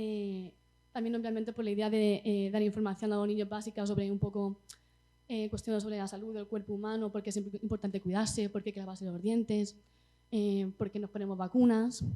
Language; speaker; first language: Spanish; native; Spanish